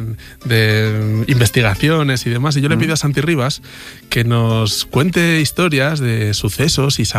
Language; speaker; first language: Spanish; native; Spanish